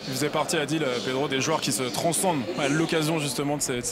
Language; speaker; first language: French; native; French